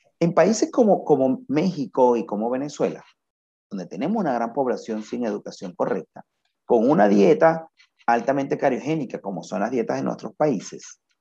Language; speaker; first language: Spanish; native; Spanish